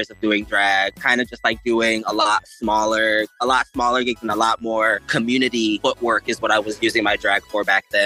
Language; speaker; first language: English; native; English